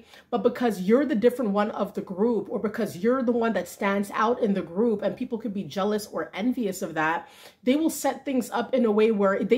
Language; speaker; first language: English; native; English